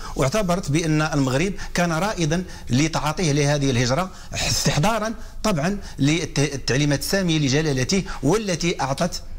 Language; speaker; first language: Arabic; non-native, fluent; Spanish